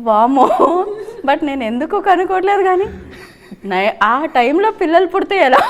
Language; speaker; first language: Telugu; native; Telugu